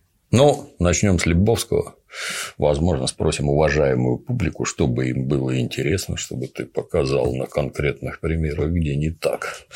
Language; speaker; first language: Russian; native; Russian